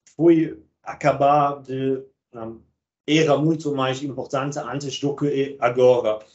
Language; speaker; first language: Portuguese; non-native, fluent; German